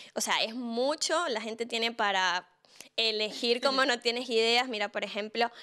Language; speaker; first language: Spanish; native; Spanish